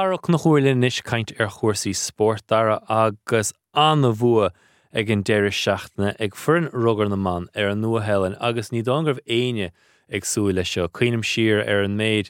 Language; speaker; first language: Irish; native; Irish